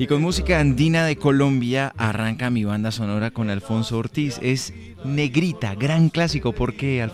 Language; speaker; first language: Spanish; native; Spanish